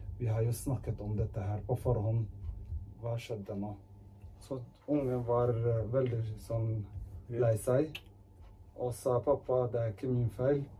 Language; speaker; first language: Norwegian; early bilingual, other home language; Urdu